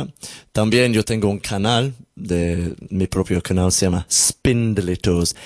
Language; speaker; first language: Spanish; non-native, learner; English